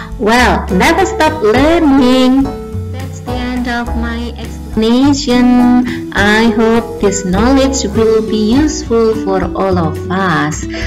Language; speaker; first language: English; non-native, fluent; Indonesian